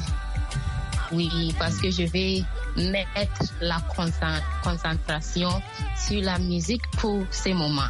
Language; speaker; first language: French; non-native, learner; Akan